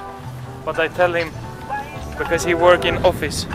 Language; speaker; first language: English; non-native, fluent; Swedish